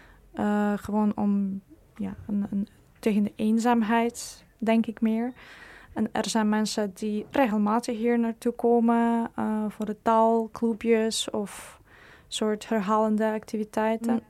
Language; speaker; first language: Dutch; non-native, fluent; Ukrainian